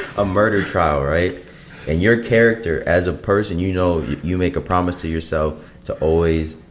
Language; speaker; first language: English; native; English